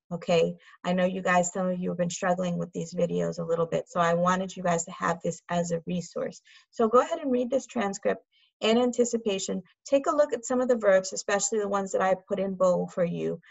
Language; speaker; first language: English; native; English